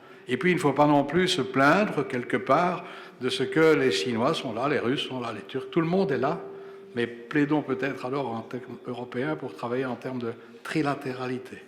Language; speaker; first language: French; native; French